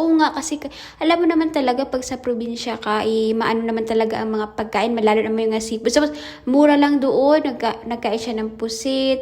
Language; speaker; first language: Filipino; non-native, local second language; Hiligaynon